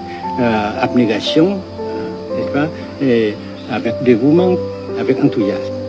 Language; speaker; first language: French; non-native, local second language; Vietnamese